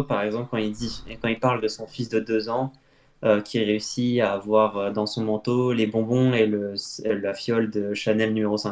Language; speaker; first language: French; native; French